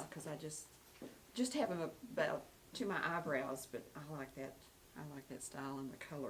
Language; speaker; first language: English; native; English